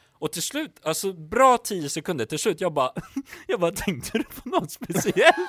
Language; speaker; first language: Swedish; early bilingual, other home language; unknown